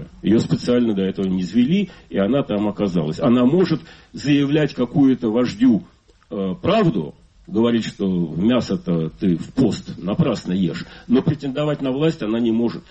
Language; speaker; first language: Russian; native; Russian